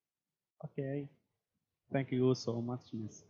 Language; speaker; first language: English; non-native, learner; Arabic